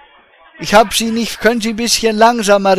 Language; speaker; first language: German; native; German